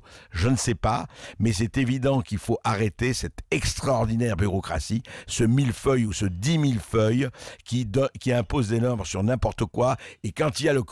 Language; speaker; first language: French; native; French